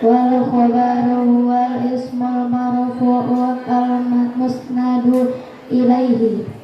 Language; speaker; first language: Arabic; non-native, learner; Indonesian